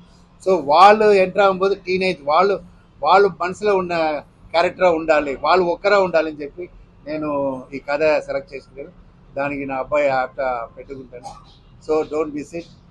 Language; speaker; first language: Telugu; non-native, fluent; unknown